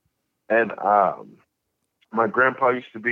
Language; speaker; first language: English; native; English